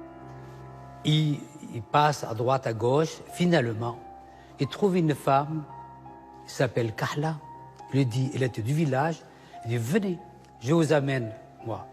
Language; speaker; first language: French; non-native, fluent; Assyrian Neo-Aramaic